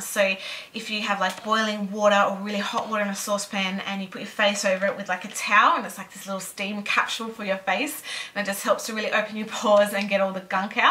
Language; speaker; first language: English; native; English